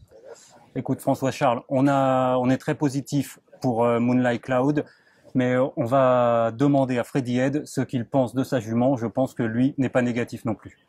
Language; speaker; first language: French; native; French